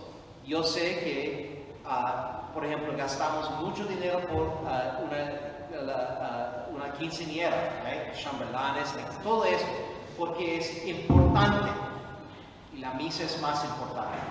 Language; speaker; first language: Spanish; non-native, fluent; English